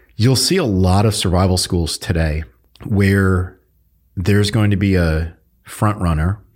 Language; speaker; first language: English; early bilingual, other home language; Filipino